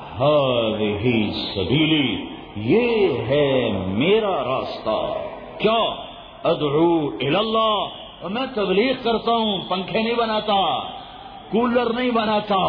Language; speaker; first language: Urdu; non-native, local second language; Punjabi